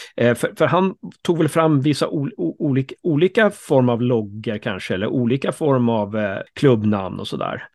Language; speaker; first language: Swedish; native; Swedish